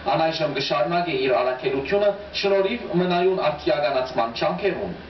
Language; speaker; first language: Armenian; early bilingual, heritage; Armenian